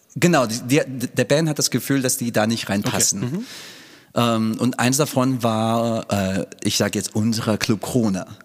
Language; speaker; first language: German; non-native, fluent; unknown